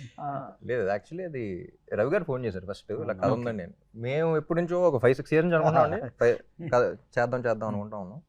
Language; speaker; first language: Telugu; native; Telugu